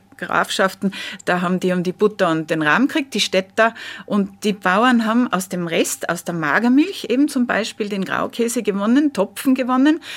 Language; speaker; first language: German; native; German